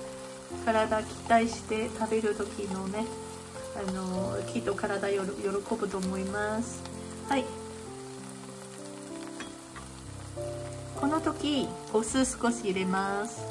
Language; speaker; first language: Japanese; non-native, fluent; Chinese